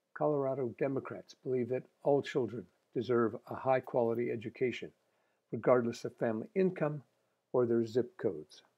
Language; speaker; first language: English; native; English